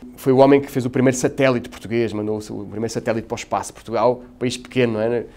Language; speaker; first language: Portuguese; native; Portuguese